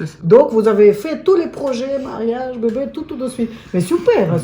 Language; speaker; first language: French; non-native, fluent; Russian